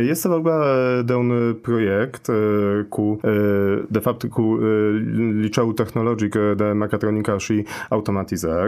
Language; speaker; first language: Romanian; non-native, fluent; Polish